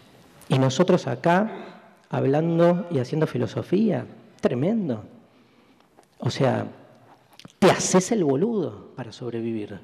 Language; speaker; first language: Spanish; native; Spanish